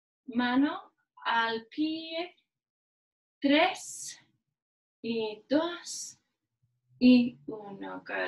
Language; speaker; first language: Spanish; non-native, learner; English